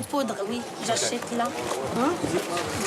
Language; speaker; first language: French; non-native, learner; Arabic